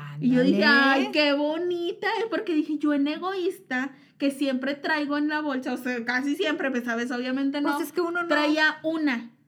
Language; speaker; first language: Spanish; native; Spanish